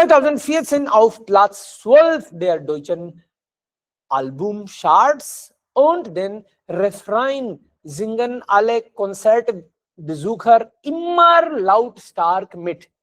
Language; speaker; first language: German; non-native, fluent; Hindi